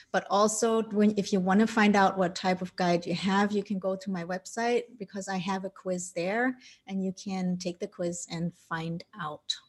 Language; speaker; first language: English; non-native, fluent; German